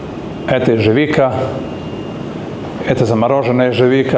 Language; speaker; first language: Russian; non-native, learner; Serbian